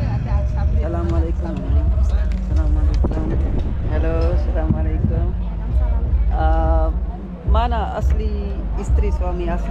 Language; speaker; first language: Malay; non-native, learner; Urdu